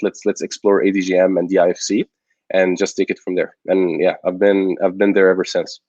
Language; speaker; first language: English; non-native, local second language; Arabic